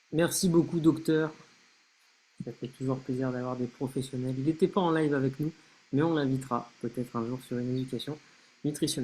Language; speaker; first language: French; native; French